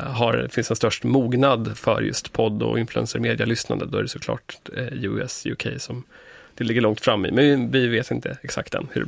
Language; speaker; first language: Swedish; native; Swedish